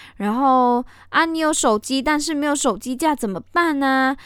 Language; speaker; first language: Chinese; native; Chinese